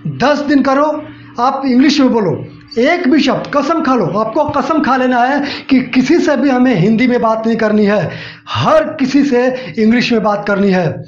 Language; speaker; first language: Hindi; native; Hindi